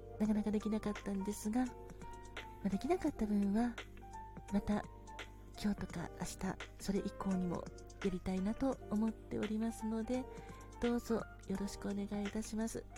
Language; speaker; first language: Japanese; native; Japanese